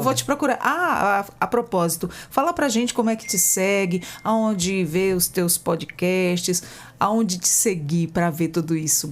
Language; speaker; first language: Portuguese; native; Portuguese